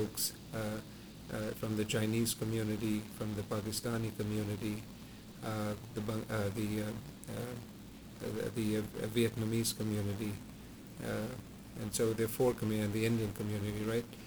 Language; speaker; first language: English; non-native, local second language; Punjabi